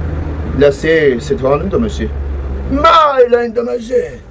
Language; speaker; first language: French; non-native, learner; Portuguese